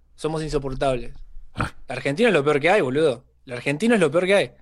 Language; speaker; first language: Spanish; native; Spanish